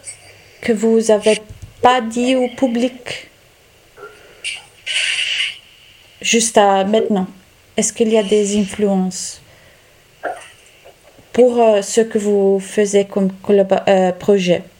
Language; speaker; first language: French; non-native, local second language; Italian